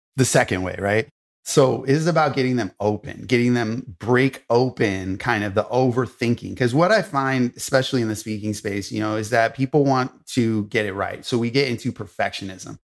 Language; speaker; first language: English; native; English